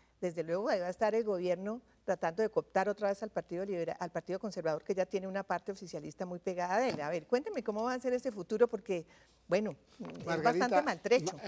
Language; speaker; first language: Spanish; native; Spanish